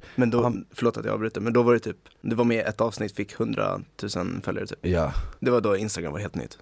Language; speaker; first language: Swedish; native; Swedish